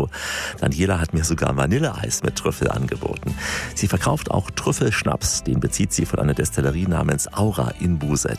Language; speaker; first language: German; native; German